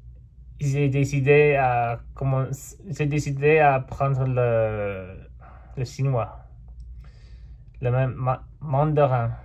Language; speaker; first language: French; non-native, fluent; English